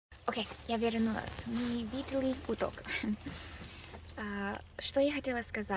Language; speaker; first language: Russian; non-native, learner; English